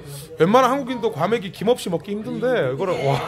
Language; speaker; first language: Korean; native; Korean